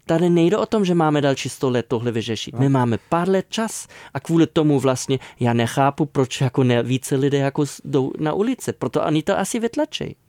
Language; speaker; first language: Czech; non-native, fluent; German